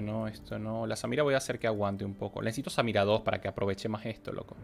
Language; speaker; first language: Spanish; native; Spanish